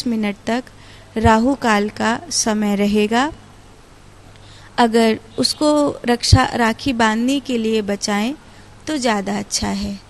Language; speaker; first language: Hindi; native; Hindi